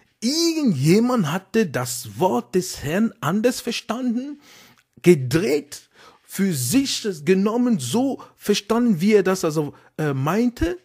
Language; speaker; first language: German; non-native, fluent; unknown